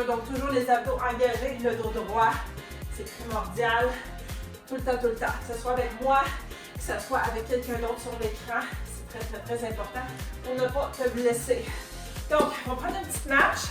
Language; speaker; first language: French; native; French